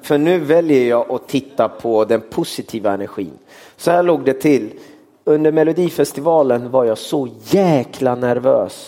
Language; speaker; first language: Swedish; early bilingual, other home language; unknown